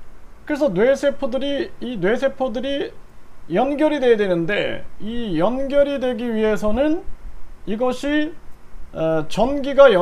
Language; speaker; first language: Korean; native; Korean